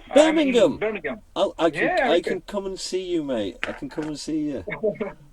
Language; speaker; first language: English; native; English